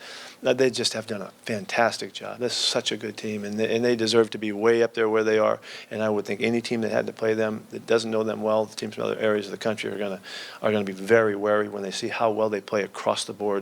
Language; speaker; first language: English; native; English